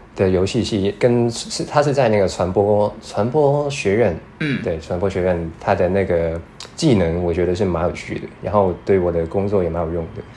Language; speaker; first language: Chinese; non-native, fluent; Cantonese